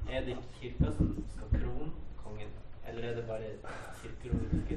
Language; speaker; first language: Norwegian; native; Norwegian